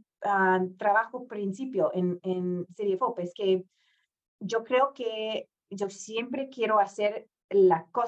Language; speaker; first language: Spanish; non-native, fluent; English